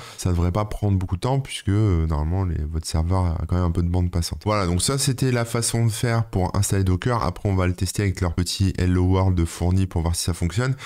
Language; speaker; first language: French; native; French